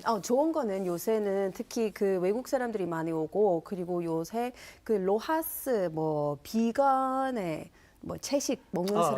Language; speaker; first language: Korean; non-native, fluent; English